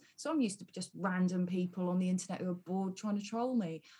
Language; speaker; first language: English; native; English